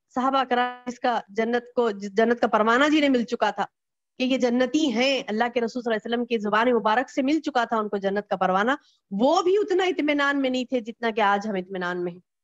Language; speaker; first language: Hindi; native; Hindi